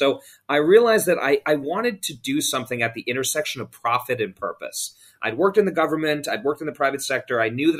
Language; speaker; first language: English; native; English